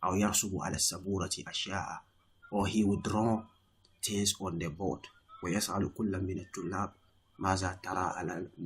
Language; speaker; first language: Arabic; non-native, fluent; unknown